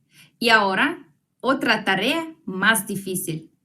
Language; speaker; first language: Spanish; non-native, fluent; Russian